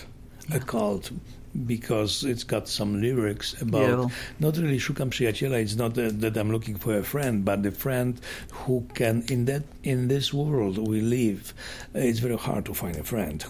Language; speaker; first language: English; non-native, fluent; Polish